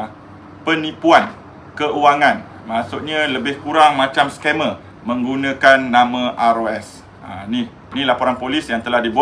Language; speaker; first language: Malay; native; Malay